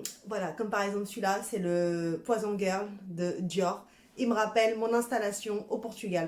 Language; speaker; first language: French; native; French